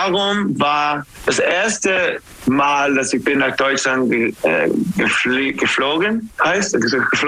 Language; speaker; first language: German; non-native, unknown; English